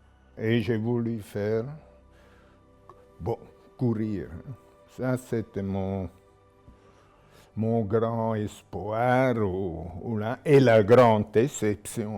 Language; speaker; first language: French; non-native, local second language; German